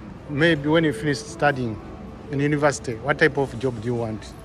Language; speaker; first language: English; non-native, local second language; Ganda